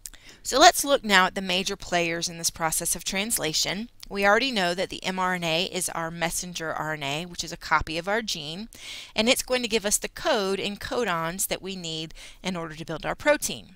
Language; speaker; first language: English; native; English